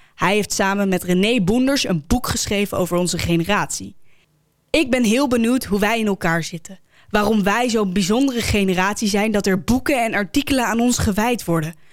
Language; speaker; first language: Dutch; native; Dutch